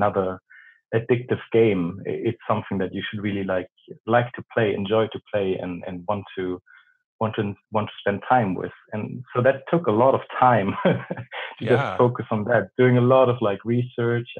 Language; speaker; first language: English; non-native, fluent; German